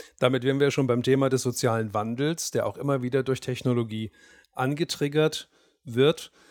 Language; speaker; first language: German; native; German